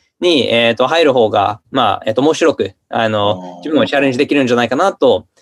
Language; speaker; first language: Japanese; non-native, fluent; English